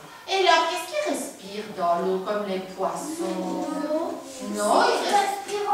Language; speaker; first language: French; native; French